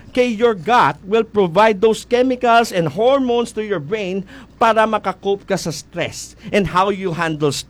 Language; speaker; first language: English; non-native, local second language; Hiligaynon